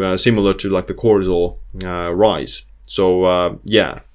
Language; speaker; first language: English; non-native, fluent; Estonian